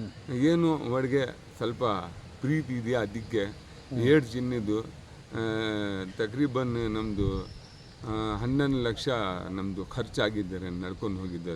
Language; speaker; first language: Kannada; non-native, local second language; Urdu